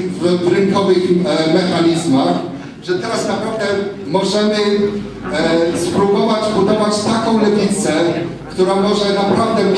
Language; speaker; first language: Polish; non-native, fluent; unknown